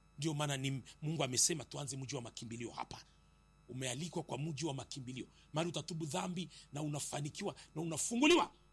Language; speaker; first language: Swahili; native; Swahili